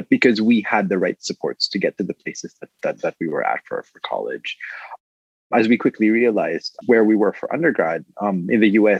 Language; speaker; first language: English; non-native, local second language; Filipino